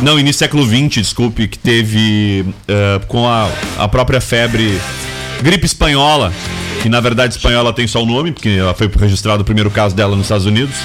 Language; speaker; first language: Portuguese; native; Portuguese